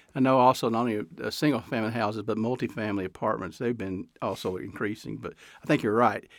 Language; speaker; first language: English; native; English